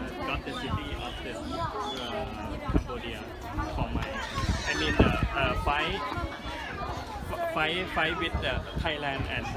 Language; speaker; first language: English; non-native, learner; Thai